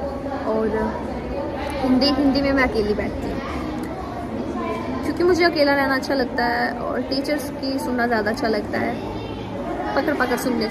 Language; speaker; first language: Hindi; native; Hindi